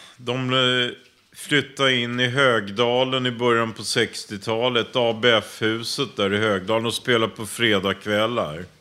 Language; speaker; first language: Swedish; native; Swedish